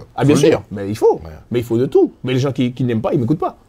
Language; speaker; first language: French; native; French